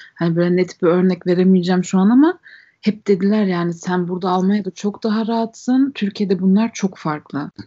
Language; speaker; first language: Turkish; early bilingual, heritage; Turkish